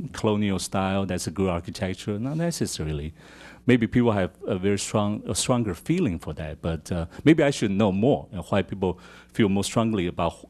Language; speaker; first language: English; non-native, fluent; Chinese